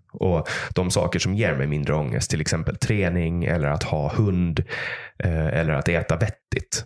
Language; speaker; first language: Swedish; native; Swedish